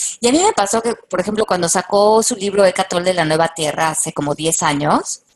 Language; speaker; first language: Spanish; native; Spanish